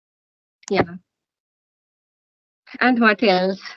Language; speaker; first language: English; non-native, learner; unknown